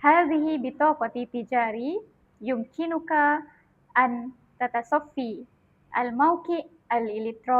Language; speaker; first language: Arabic; non-native, learner; Malay